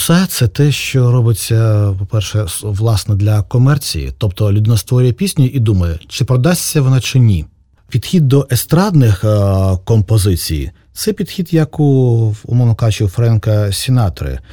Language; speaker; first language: Ukrainian; native; Ukrainian